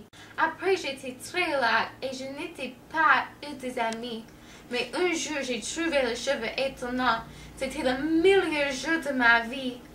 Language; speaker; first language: French; non-native, learner; English